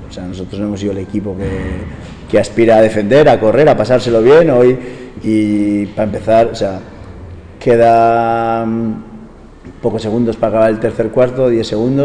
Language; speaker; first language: Spanish; native; Spanish